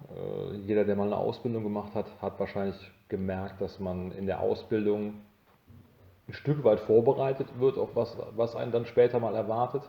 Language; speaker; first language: German; native; German